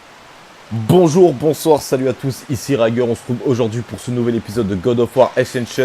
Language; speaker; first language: French; native; French